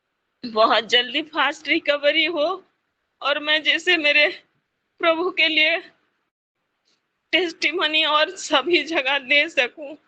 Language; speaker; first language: Hindi; non-native, local second language; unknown